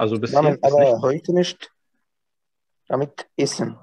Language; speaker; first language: German; non-native, learner; Arabic